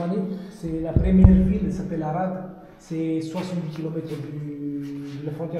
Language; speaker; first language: French; non-native, fluent; Romanian